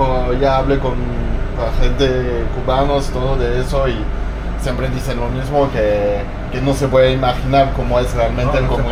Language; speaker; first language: Spanish; non-native, fluent; French